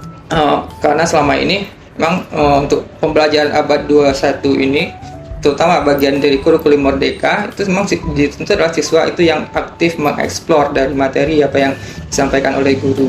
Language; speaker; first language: Indonesian; native; Indonesian